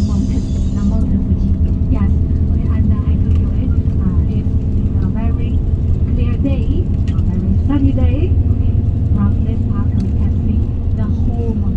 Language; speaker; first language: English; non-native, learner; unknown